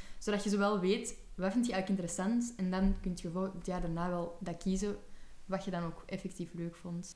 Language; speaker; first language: Dutch; native; Dutch